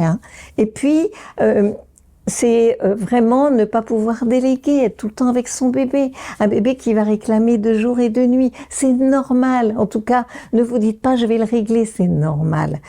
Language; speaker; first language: French; native; French